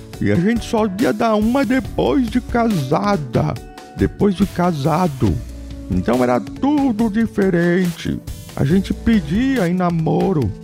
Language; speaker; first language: Portuguese; native; Portuguese